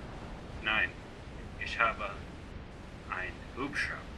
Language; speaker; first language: German; non-native, learner; English